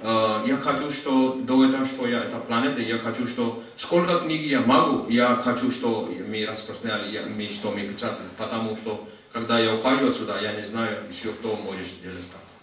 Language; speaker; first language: Russian; non-native, learner; Hindi